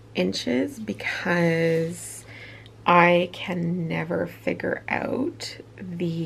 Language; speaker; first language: English; native; English